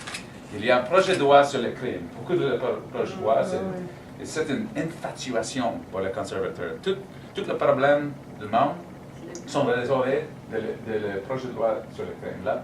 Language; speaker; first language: French; non-native, learner; English